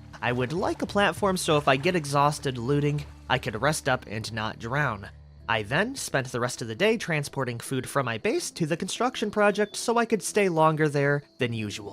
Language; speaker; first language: English; native; English